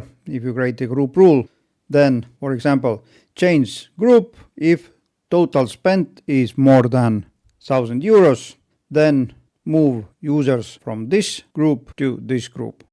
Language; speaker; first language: English; non-native, fluent; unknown